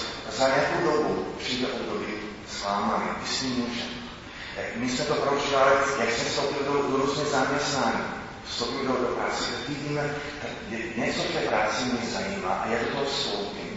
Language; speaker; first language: Czech; non-native, fluent; English